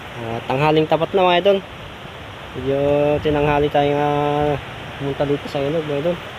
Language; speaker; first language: Filipino; non-native, local second language; Iloko